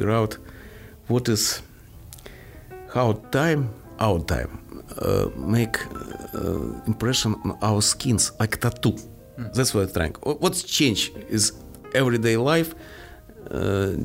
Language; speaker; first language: English; non-native, fluent; Russian